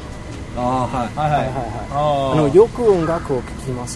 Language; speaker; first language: Japanese; non-native, learner; English